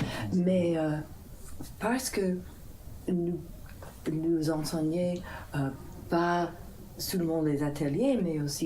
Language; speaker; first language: French; non-native, fluent; English